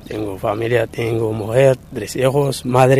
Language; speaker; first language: Spanish; non-native, learner; Arabic